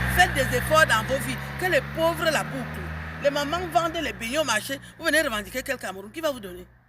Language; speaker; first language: French; native; French